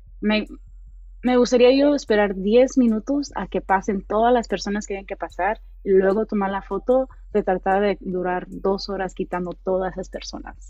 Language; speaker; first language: Spanish; early bilingual, heritage; Spanish